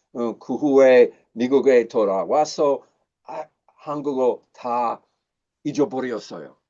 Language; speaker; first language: Korean; non-native, learner; English